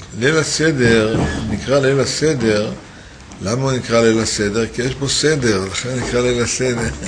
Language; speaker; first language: Hebrew; native; Hebrew